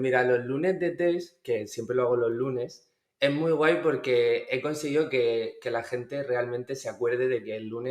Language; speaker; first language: Spanish; native; Spanish